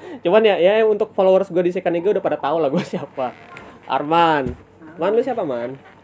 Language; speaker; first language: Indonesian; native; Indonesian